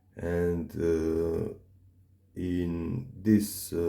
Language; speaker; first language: English; non-native, learner; Serbian